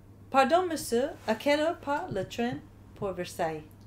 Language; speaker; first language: French; non-native, fluent; English